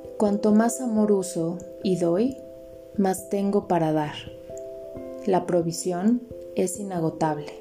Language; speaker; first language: Spanish; native; Spanish